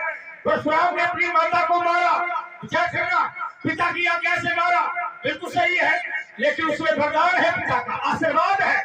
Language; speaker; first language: Hindi; native; Hindi